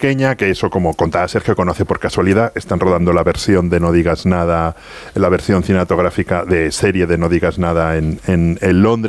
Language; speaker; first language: Spanish; native; Spanish